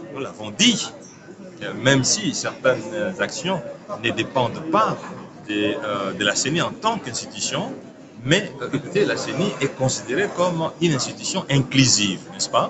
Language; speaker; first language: French; non-native, local second language; Kongo